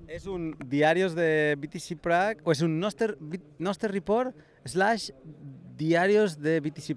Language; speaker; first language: Spanish; native; Spanish